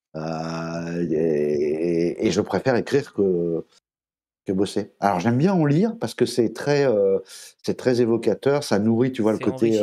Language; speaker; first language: French; native; French